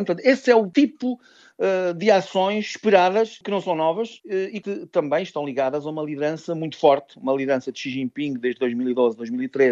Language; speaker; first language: Portuguese; native; Portuguese